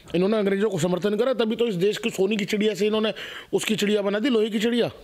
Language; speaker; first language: Hindi; native; Hindi